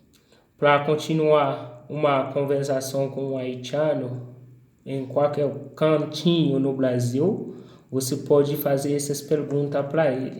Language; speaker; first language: Portuguese; non-native, learner; Haitian Creole